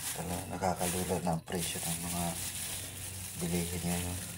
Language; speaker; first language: Filipino; non-native, local second language; Bikol